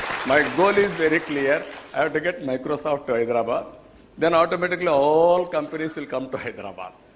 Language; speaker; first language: English; non-native, local second language; Telugu